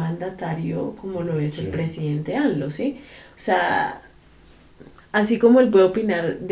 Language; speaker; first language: Spanish; native; Spanish